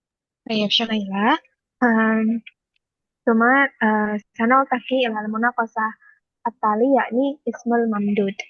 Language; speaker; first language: Arabic; non-native, learner; Indonesian